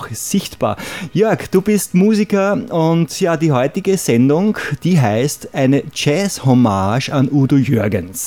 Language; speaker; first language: German; native; German